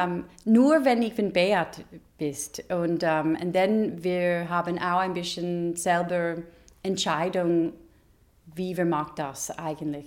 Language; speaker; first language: German; non-native, learner; English